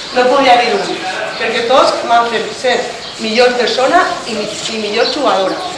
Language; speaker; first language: Catalan; native; Catalan